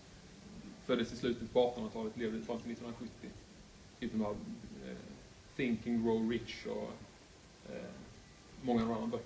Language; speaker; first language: Swedish; native; Swedish